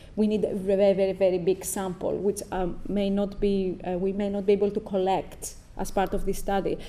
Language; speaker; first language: English; non-native, fluent; Greek